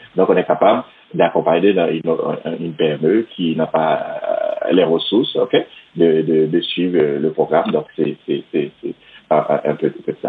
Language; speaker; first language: French; non-native, local second language; Haitian Creole